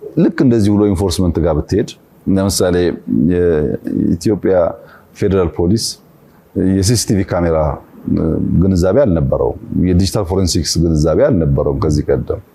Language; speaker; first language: Amharic; non-native, local second language; Oromo